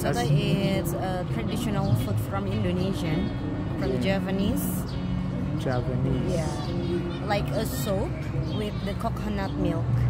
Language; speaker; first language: English; non-native, learner; Indonesian